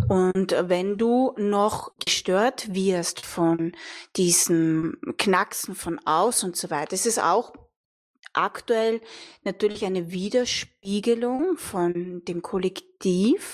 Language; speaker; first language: German; native; German